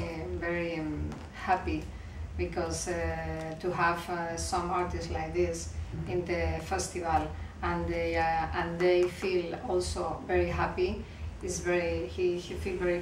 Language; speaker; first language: English; non-native, learner; Spanish